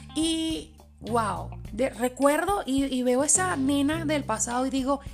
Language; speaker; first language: Spanish; early bilingual, other home language; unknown